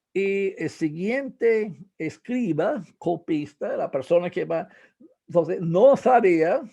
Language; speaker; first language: Spanish; non-native, fluent; English